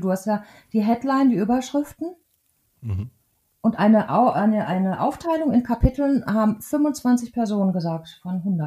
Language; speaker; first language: German; native; German